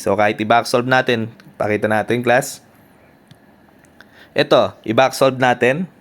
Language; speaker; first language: Filipino; native; Filipino